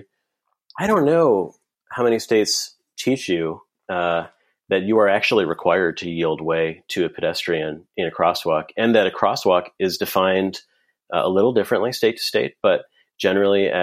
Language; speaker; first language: English; native; English